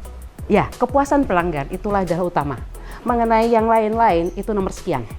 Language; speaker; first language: Indonesian; native; Indonesian